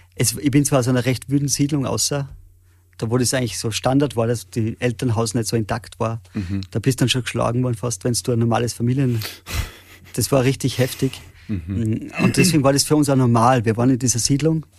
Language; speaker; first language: German; native; German